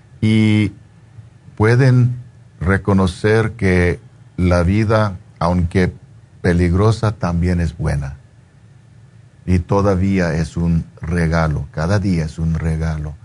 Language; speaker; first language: Spanish; early bilingual, heritage; Spanish